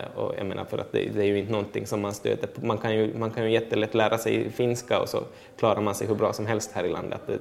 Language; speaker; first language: Swedish; native; Swedish